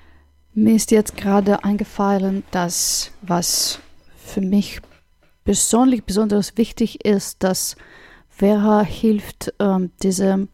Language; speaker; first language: German; non-native, fluent; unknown